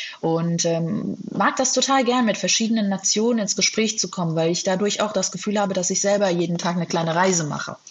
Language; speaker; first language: German; native; German